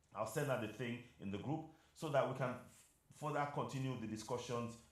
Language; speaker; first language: English; non-native, local second language; Yoruba